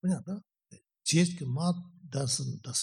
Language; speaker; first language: Russian; non-native, learner; Tibetan